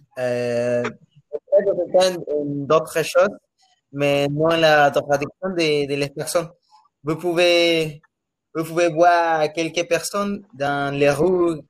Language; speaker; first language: French; non-native, learner; Spanish